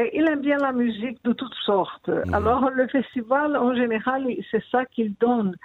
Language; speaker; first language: French; non-native, fluent; Portuguese